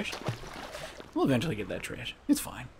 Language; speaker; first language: English; native; English